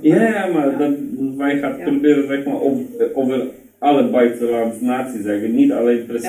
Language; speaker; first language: Dutch; non-native, learner; Polish